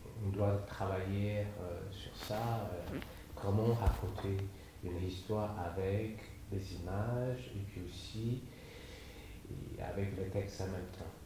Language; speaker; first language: French; non-native, fluent; Chinese